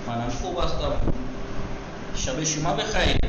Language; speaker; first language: Persian; non-native, fluent; Urdu